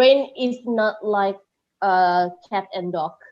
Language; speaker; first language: English; non-native, learner; Indonesian